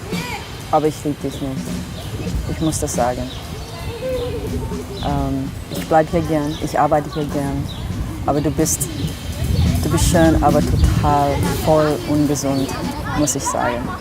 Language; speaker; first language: German; non-native, learner; English